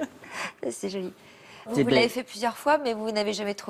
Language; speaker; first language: French; native; French